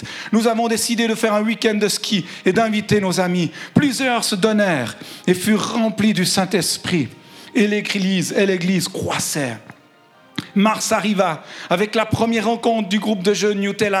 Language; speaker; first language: French; native; French